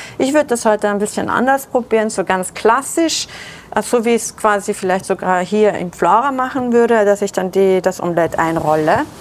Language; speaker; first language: German; early bilingual, other home language; Persian